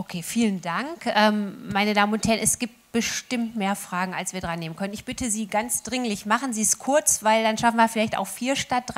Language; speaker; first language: German; native; German